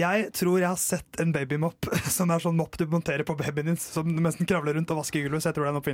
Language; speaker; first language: Norwegian; native; Norwegian